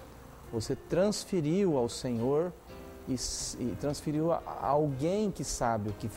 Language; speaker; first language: Portuguese; native; Portuguese